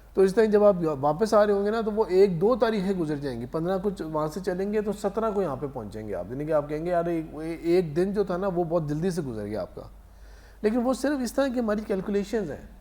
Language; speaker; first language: Urdu; native; Urdu